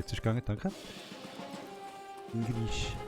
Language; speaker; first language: German; native; German